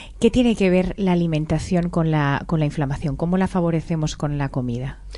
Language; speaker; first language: Spanish; native; Spanish